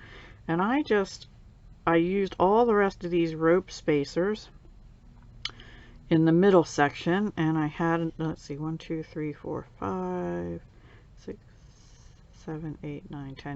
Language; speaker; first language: English; native; English